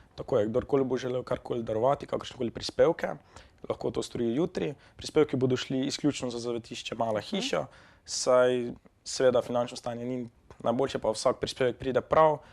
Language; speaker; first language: Slovenian; native; Slovenian